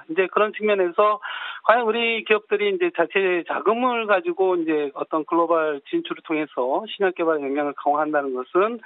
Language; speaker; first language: Korean; native; Korean